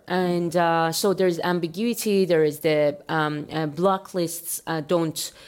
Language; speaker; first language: English; non-native, fluent; Persian